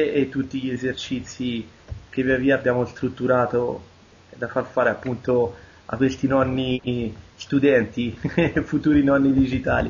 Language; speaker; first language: Italian; native; Italian